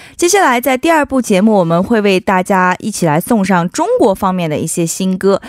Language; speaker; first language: Chinese; native; Chinese